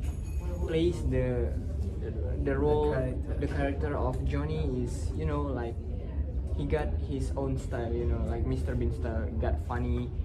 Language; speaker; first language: English; non-native, local second language; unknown